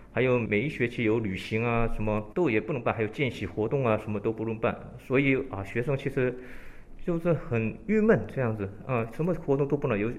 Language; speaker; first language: Chinese; early bilingual, heritage; Chinese